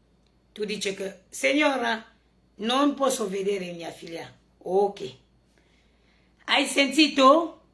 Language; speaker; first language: Italian; non-native, learner; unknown